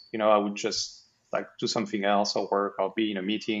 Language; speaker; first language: English; non-native, fluent; French